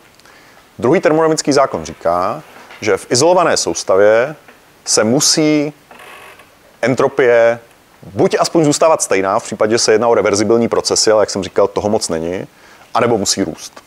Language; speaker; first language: Czech; native; Czech